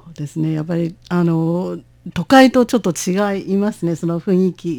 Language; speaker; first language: Japanese; non-native, fluent; Chinese